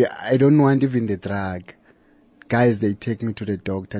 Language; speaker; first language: English; non-native, local second language; Xhosa